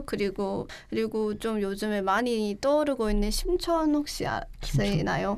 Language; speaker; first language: Korean; non-native, fluent; Chinese